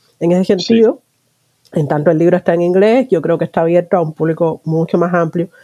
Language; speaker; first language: Spanish; native; Spanish